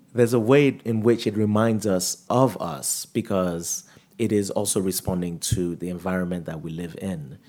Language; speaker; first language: English; non-native, local second language; Yoruba